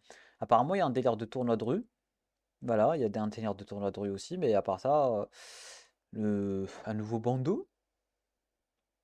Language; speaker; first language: French; native; French